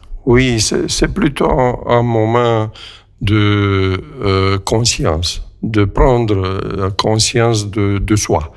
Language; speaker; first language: French; non-native, fluent; Romanian